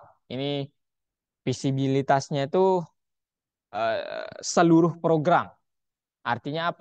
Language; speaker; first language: Indonesian; native; Indonesian